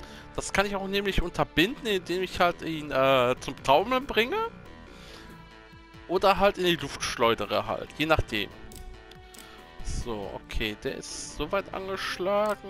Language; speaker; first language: German; native; German